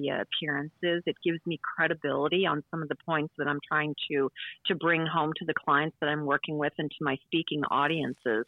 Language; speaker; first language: English; native; English